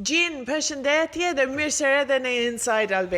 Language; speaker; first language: Albanian; non-native, learner; English